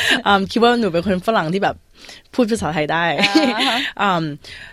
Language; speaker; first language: Thai; early bilingual, heritage; Thai